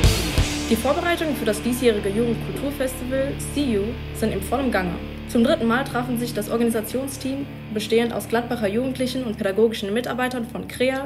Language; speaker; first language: German; native; German